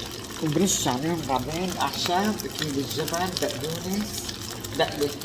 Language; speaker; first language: Arabic; native; Arabic